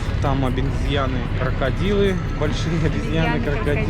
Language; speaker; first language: Russian; native; Russian